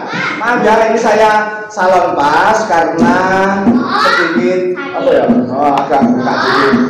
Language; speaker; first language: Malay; non-native, local second language; Javanese